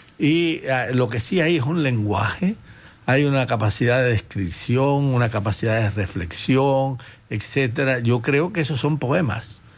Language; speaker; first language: Spanish; native; Spanish